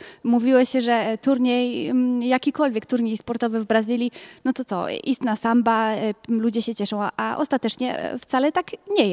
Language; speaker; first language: Polish; native; Polish